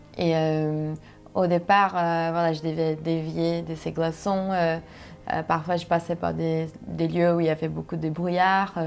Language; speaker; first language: French; non-native, fluent; Portuguese